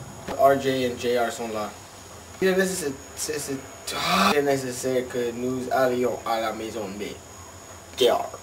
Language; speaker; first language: French; non-native, learner; English